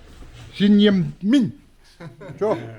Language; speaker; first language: Russian; non-native, local second language; Yakut